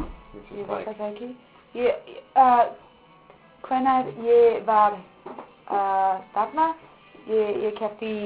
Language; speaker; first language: Icelandic; non-native, learner; English